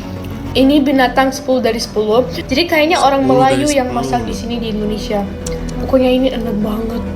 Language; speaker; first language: Indonesian; non-native, fluent; German